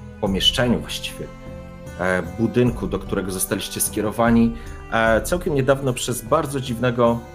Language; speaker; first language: Polish; native; Polish